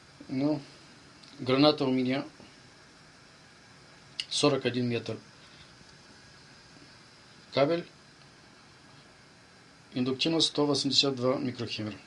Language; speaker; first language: Russian; non-native, learner; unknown